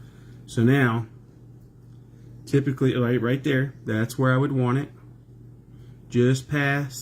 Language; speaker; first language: English; native; English